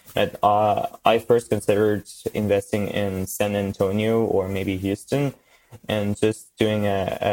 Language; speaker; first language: English; non-native, fluent; French